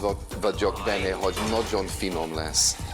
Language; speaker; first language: Hungarian; non-native, fluent; English